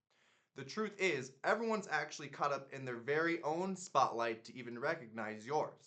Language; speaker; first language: English; native; English